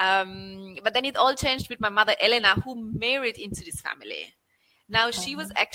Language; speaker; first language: English; non-native, fluent; German